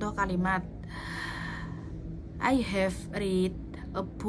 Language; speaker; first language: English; non-native, learner; Indonesian